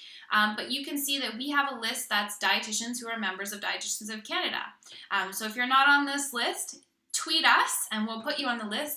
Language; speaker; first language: English; native; English